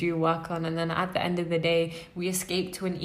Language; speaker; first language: English; native; English